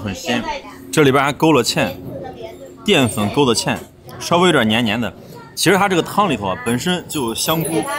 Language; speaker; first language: Chinese; native; Chinese